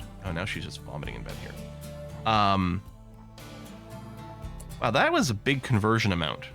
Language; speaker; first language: English; native; English